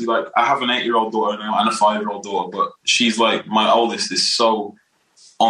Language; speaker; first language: English; native; English